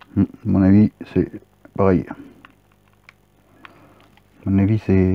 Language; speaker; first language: French; native; French